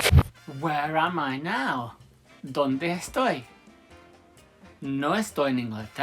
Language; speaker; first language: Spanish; non-native, fluent; English